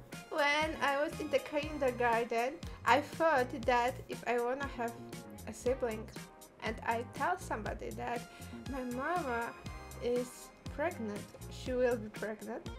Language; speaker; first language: English; non-native, fluent; Polish